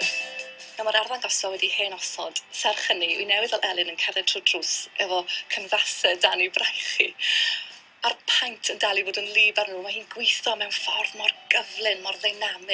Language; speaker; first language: Welsh; native; Welsh